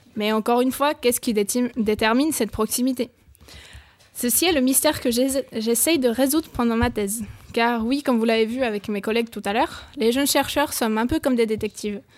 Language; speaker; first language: French; non-native, fluent; Spanish